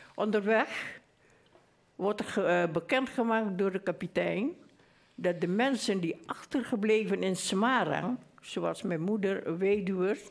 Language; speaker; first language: Dutch; early bilingual, other home language; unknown